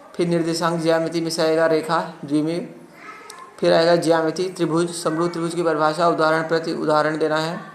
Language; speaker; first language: Hindi; native; Hindi